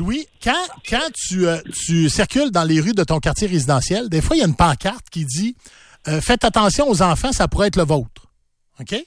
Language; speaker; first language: French; native; French